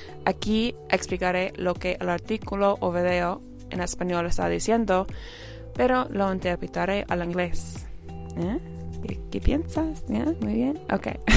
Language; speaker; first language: Spanish; non-native, fluent; English